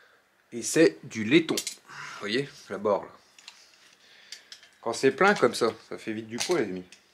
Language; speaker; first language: French; native; French